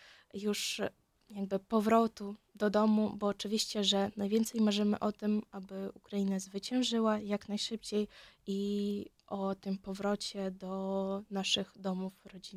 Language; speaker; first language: Polish; non-native, fluent; Ukrainian